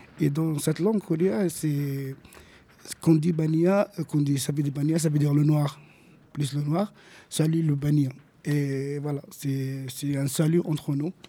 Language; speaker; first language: French; non-native, local second language; Arabic